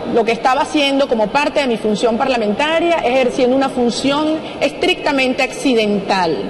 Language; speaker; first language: Spanish; native; Spanish